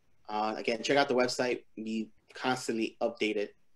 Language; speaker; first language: English; early bilingual, other home language; Spanish